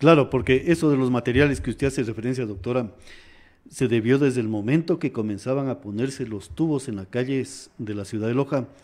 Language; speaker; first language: Spanish; native; Spanish